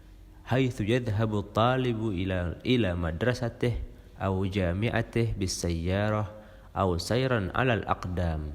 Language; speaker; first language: Arabic; non-native, fluent; Indonesian